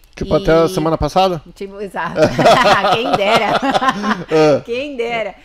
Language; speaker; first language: Portuguese; native; Portuguese